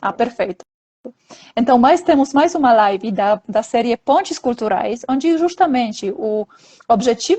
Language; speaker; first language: Portuguese; non-native, fluent; Polish